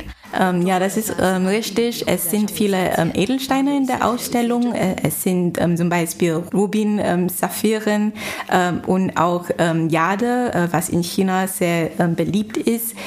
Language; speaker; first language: German; non-native, fluent; Chinese